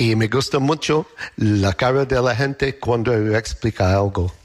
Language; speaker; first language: Spanish; non-native, learner; English